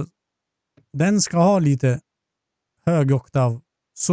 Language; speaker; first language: Swedish; non-native, fluent; Turkish